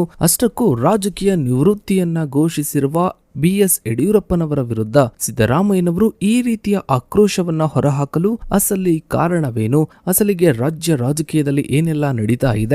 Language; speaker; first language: Kannada; native; Kannada